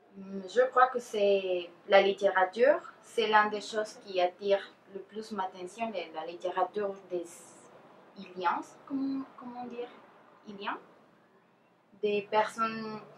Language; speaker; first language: French; non-native, fluent; Spanish